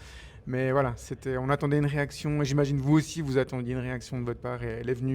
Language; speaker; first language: French; native; French